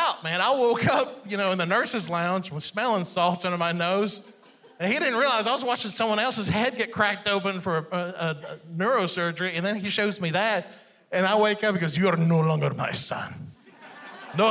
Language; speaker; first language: English; non-native, fluent; Persian